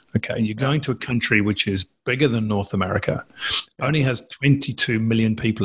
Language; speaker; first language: English; native; English